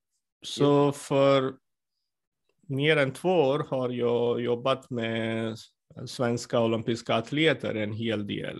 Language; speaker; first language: Swedish; non-native, fluent; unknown